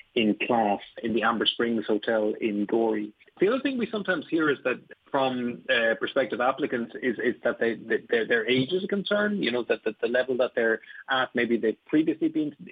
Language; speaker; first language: English; native; English